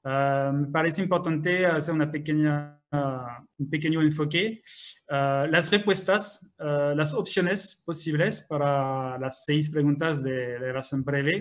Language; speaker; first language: Spanish; non-native, fluent; French